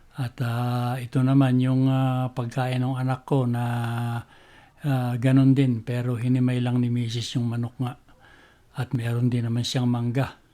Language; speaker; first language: Filipino; native; Filipino